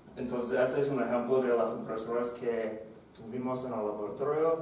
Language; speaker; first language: Spanish; non-native, fluent; English